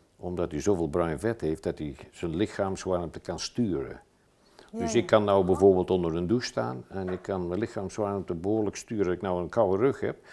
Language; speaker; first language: Dutch; native; Dutch